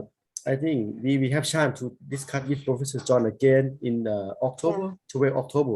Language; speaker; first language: English; non-native, learner; Thai